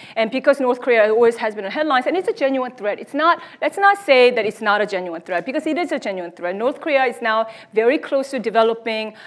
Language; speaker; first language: English; early bilingual, other home language; Korean